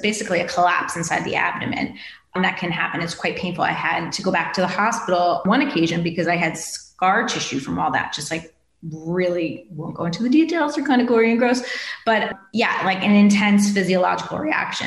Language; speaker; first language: English; native; English